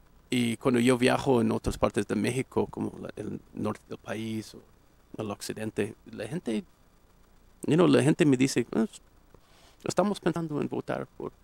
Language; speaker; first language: Spanish; non-native, fluent; English